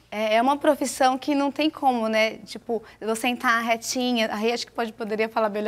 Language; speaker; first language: Portuguese; native; Portuguese